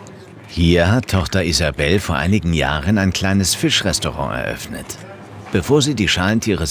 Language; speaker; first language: German; native; German